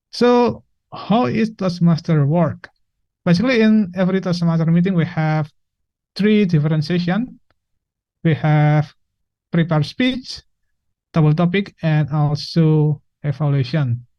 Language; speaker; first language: English; non-native, learner; Indonesian